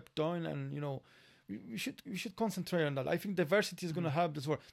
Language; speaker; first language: English; non-native, fluent; Polish